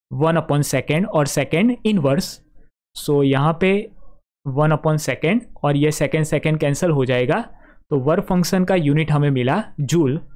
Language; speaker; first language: Hindi; non-native, local second language; Gujarati